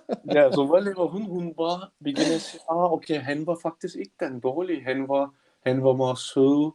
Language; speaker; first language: Danish; non-native, learner; Turkish